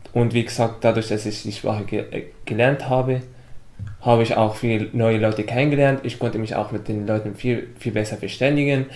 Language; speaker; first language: German; non-native, fluent; Arabic